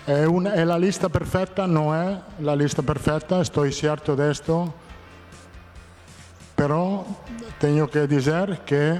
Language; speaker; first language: Spanish; non-native, fluent; Italian